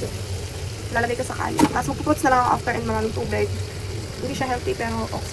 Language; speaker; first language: Filipino; native; Filipino